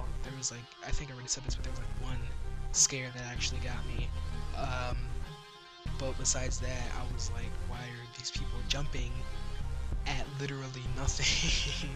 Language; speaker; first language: English; native; English